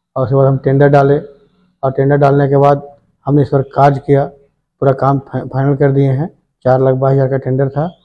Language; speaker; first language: Hindi; native; Hindi